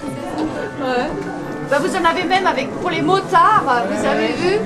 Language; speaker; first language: French; native; French